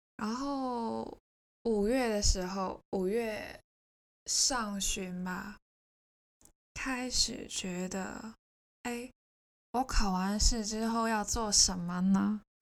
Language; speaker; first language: Chinese; non-native, local second language; Cantonese